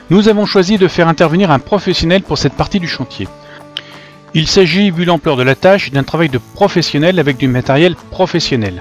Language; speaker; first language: French; native; French